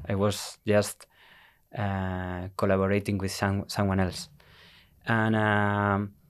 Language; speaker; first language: English; non-native, fluent; Spanish